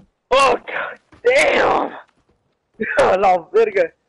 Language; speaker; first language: English; early bilingual, other home language; Spanish